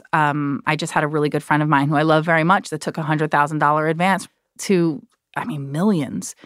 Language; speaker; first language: English; native; English